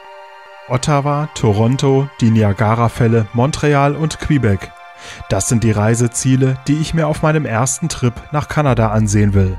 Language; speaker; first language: German; native; German